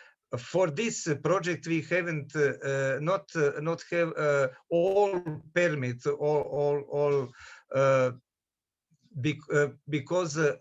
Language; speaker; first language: English; non-native, learner; Serbian